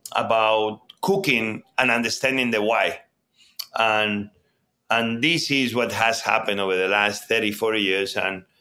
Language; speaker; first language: English; non-native, fluent; Spanish